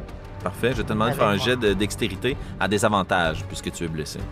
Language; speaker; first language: French; native; French